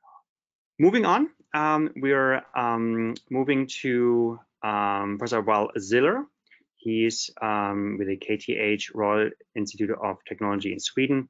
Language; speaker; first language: English; non-native, fluent; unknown